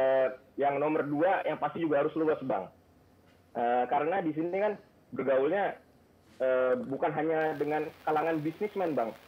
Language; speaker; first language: Indonesian; native; Indonesian